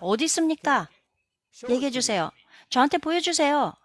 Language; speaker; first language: Korean; native; Korean